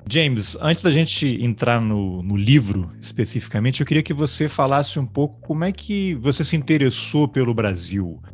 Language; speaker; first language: Portuguese; native; Portuguese